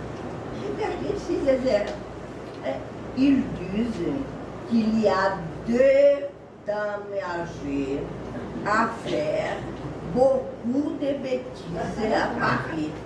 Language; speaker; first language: French; non-native, learner; Portuguese